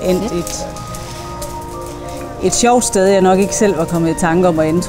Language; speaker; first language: Danish; native; Danish